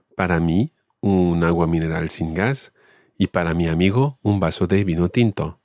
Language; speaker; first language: Spanish; non-native, fluent; English